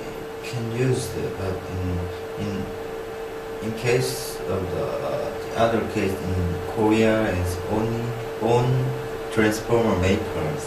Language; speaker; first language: English; non-native, learner; Korean